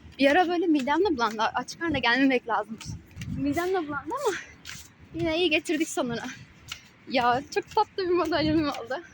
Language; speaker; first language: Turkish; native; Turkish